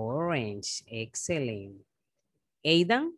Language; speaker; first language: English; non-native, fluent; Spanish